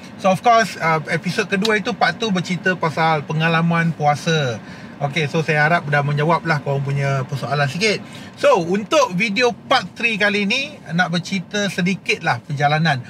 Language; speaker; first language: Malay; non-native, local second language; Chinese